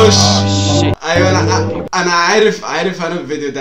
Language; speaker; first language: Arabic; native; Arabic